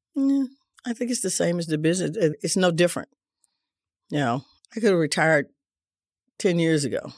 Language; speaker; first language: English; native; English